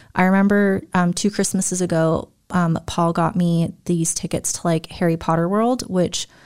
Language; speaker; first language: English; early bilingual, other home language; German